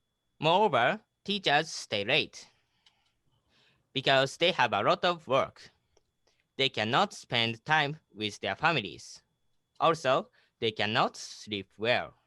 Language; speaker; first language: English; non-native, learner; Japanese